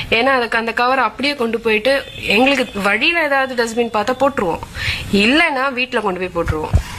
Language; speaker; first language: Tamil; non-native, local second language; Malayalam